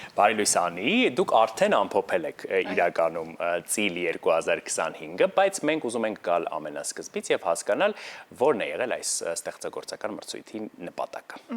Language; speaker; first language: Armenian; native; Armenian